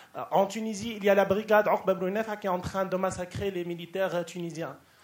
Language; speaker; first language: French; non-native, local second language; Arabic